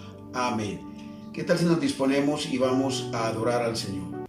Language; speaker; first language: Spanish; native; Spanish